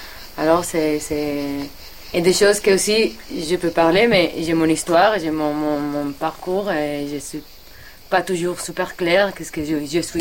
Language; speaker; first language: French; non-native, learner; Catalan